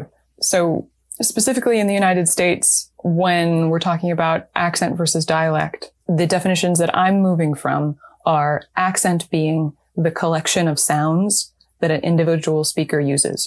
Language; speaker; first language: English; native; English